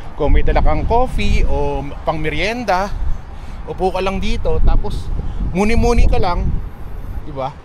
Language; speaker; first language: Filipino; native; Filipino